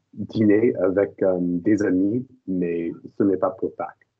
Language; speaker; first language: French; non-native, learner; English